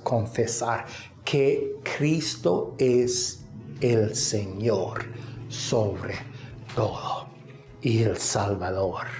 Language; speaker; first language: Spanish; non-native, fluent; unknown